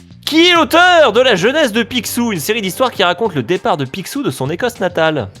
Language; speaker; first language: French; native; French